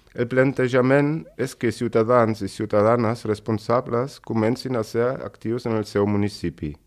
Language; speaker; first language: Catalan; native; Catalan